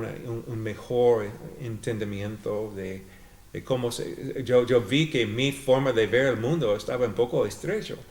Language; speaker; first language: Spanish; non-native, fluent; English